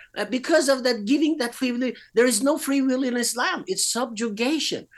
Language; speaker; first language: English; non-native, fluent; Persian